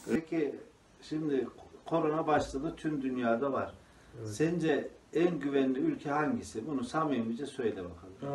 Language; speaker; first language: Turkish; native; Turkish